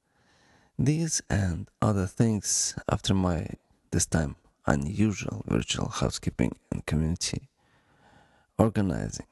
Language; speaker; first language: English; non-native, fluent; Ukrainian